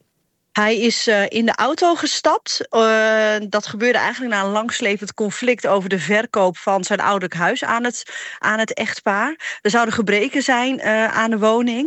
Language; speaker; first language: Dutch; native; Dutch